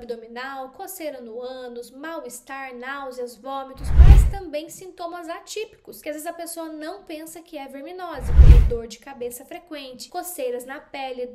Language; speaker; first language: Portuguese; native; Portuguese